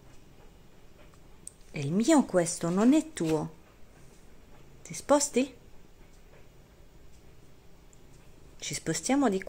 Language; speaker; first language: Italian; native; Italian